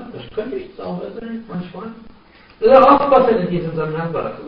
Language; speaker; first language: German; non-native, fluent; Arabic